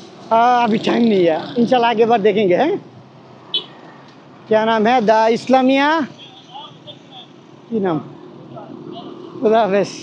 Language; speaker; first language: Hindi; non-native, learner; Bangla